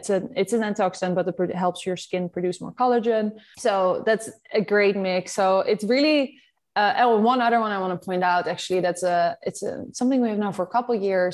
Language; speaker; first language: English; non-native, fluent; Dutch